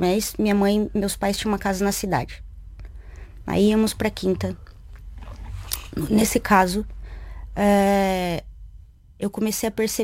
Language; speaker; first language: Portuguese; native; Portuguese